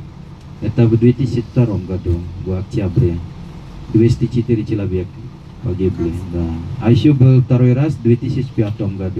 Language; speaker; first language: Russian; non-native, fluent; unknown